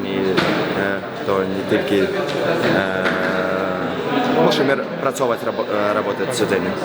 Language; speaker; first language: Polish; non-native, learner; Belarusian